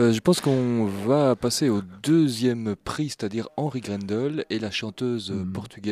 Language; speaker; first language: French; native; French